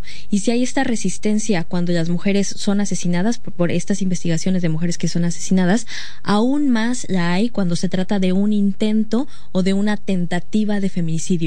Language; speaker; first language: Spanish; native; Spanish